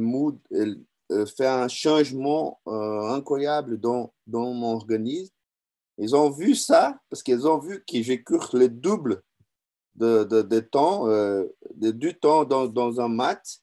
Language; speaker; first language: French; non-native, learner; Portuguese